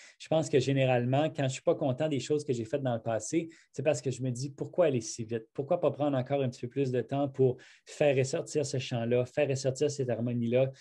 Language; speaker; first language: French; native; French